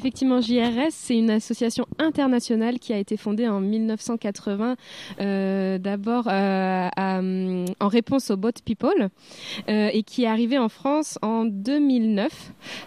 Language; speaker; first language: French; native; French